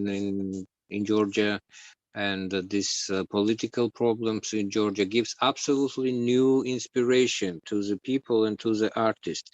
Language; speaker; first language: English; non-native, learner; Georgian